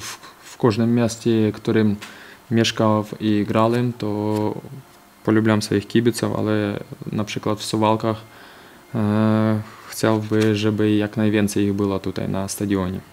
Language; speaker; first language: Polish; non-native, fluent; Ukrainian